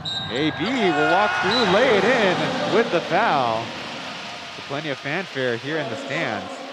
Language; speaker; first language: English; native; English